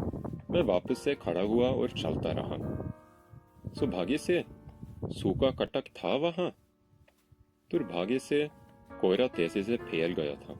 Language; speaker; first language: Hindi; non-native, fluent; Norwegian